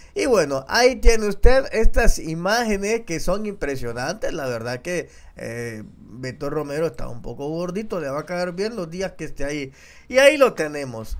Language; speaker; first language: Spanish; native; Spanish